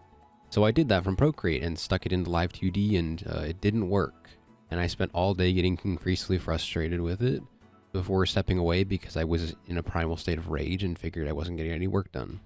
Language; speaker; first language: English; native; English